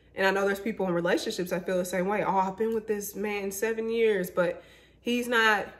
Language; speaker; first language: English; native; English